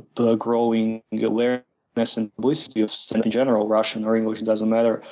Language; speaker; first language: English; non-native, fluent; Croatian